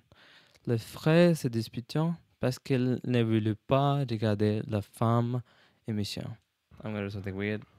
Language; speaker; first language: French; non-native, learner; English